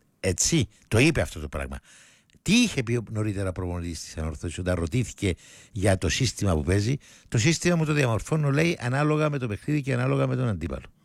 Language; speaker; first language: Greek; native; Greek